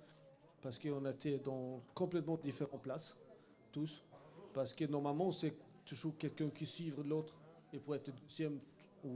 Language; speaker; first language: French; non-native, fluent; Swedish